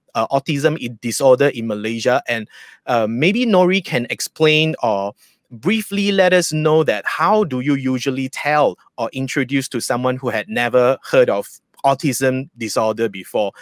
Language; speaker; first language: English; non-native, local second language; Chinese